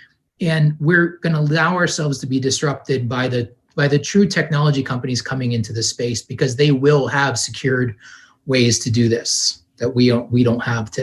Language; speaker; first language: English; native; English